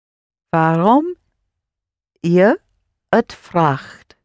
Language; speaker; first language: Dutch; non-native, learner; English